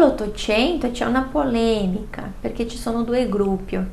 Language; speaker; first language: Italian; non-native, fluent; Portuguese